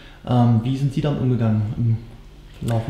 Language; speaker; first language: German; native; German